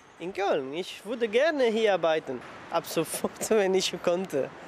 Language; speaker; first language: German; non-native, learner; Spanish